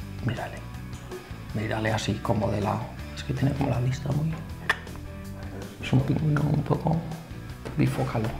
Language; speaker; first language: Spanish; native; Spanish